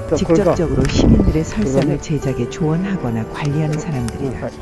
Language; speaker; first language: Korean; native; Korean